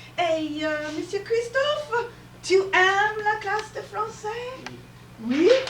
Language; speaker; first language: French; non-native, fluent; English